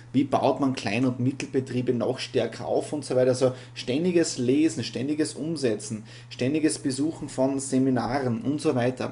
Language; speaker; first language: German; native; German